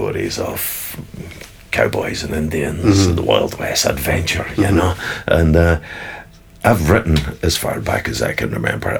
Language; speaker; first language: English; native; English